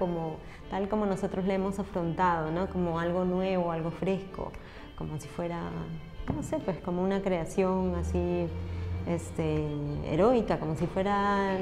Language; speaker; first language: Spanish; native; Spanish